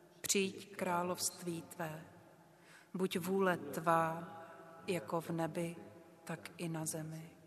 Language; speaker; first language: Czech; native; Czech